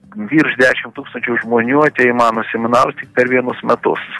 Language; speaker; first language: Lithuanian; early bilingual, heritage; Kazakh